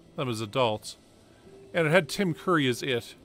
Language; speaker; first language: English; native; English